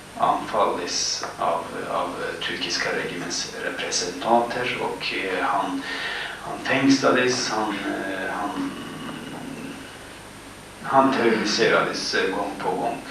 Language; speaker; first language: Swedish; non-native, fluent; Kurdish